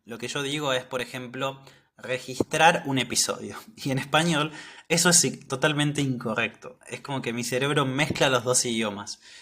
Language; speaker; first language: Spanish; native; Spanish